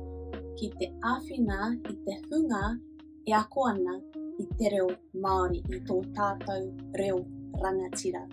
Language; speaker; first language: Māori; non-native, local second language; English